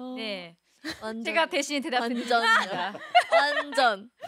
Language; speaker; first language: Korean; native; Korean